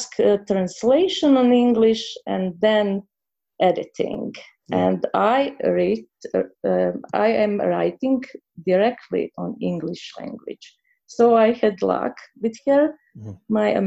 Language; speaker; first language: English; non-native, learner; Croatian